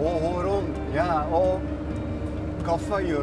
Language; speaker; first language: Turkish; non-native, fluent; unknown